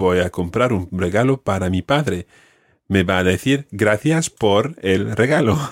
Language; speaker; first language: Spanish; non-native, fluent; English